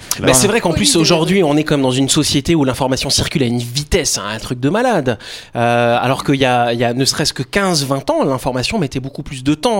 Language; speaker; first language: French; native; French